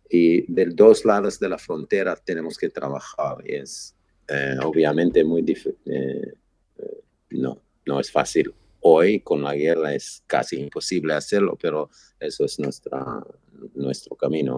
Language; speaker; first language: Spanish; non-native, fluent; Hebrew